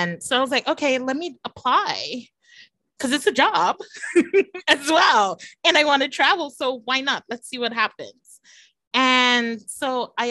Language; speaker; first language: English; native; English